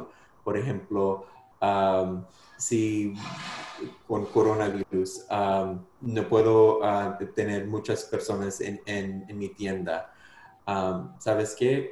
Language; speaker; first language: Spanish; non-native, fluent; English